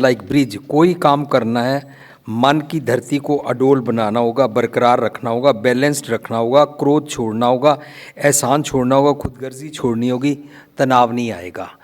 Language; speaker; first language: Hindi; non-native, local second language; Punjabi